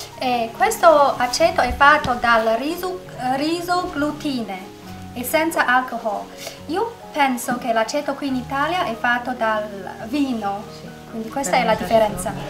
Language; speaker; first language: Italian; non-native, fluent; Chinese